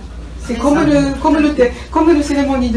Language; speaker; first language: French; non-native, learner; Japanese